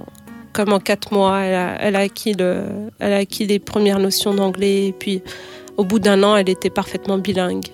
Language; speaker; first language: French; native; French